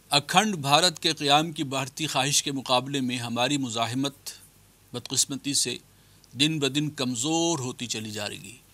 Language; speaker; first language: Urdu; native; Urdu